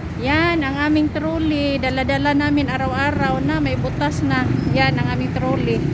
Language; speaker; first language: Filipino; non-native, local second language; Cebuano